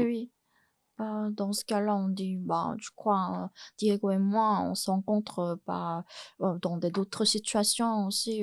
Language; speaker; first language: French; non-native, fluent; Chinese